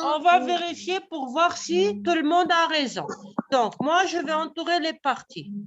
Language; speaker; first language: French; non-native, local second language; Arabic